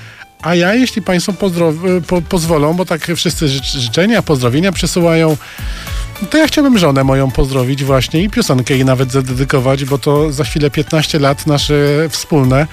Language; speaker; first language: Polish; native; Polish